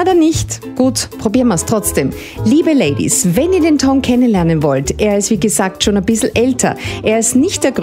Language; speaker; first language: German; native; German